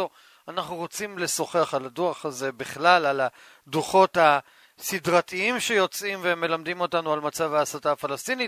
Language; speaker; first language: Hebrew; native; Hebrew